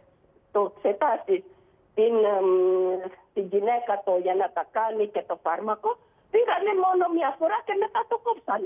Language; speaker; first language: Greek; non-native, learner; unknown